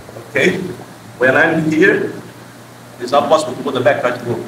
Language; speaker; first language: English; non-native, fluent; Portuguese